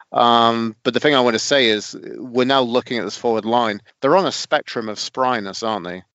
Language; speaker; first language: English; native; English